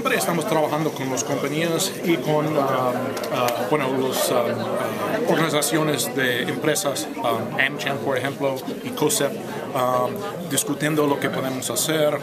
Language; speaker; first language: Spanish; non-native, fluent; English